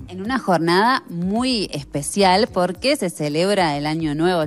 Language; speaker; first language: Spanish; native; Spanish